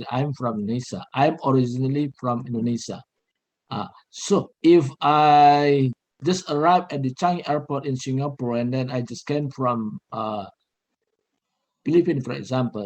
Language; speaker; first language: English; non-native, learner; Indonesian